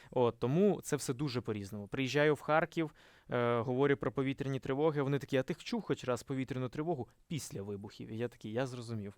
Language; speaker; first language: Ukrainian; non-native, local second language; Russian